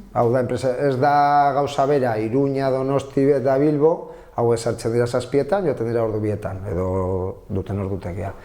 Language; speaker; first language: Basque; non-native, local second language; Spanish